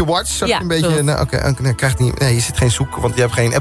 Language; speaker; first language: Dutch; native; Dutch